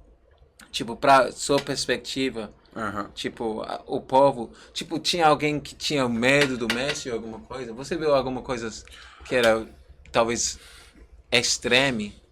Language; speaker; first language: Portuguese; non-native, learner; English